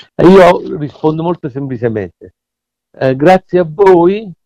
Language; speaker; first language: Italian; native; Italian